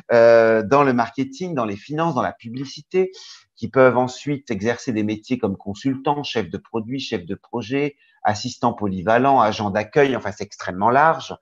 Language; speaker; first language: French; native; French